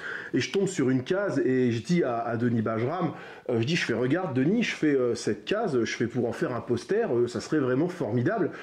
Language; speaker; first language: French; native; French